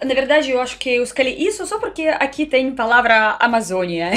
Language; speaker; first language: Portuguese; non-native, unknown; Russian